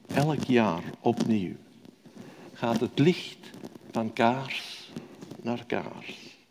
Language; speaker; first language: Dutch; native; Dutch